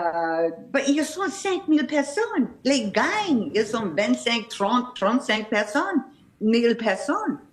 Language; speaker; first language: French; non-native, fluent; English